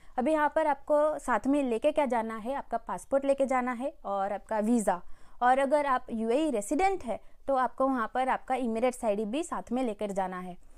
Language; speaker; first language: Hindi; native; Hindi